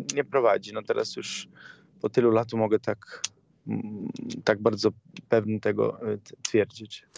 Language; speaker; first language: Polish; non-native, learner; Italian